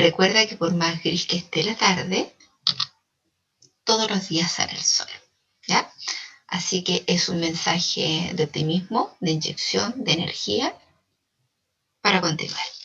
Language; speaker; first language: Spanish; native; Spanish